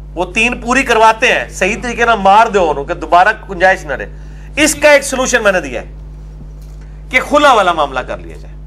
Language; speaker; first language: Urdu; non-native, local second language; Punjabi